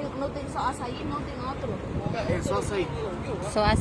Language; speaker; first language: Portuguese; non-native, learner; Filipino